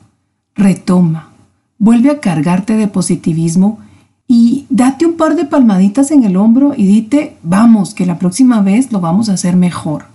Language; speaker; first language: Spanish; native; Spanish